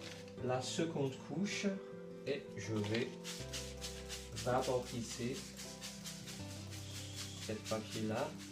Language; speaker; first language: French; non-native, learner; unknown